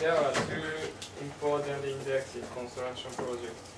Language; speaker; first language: English; non-native, learner; Japanese